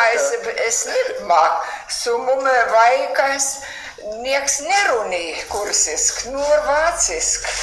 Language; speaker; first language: Latvian; early bilingual, heritage; Latvian